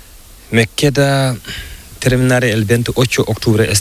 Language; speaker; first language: Spanish; non-native, learner; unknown